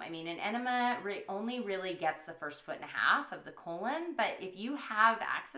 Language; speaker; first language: English; native; English